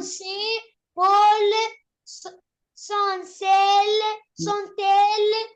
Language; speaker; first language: French; non-native, learner; Arabic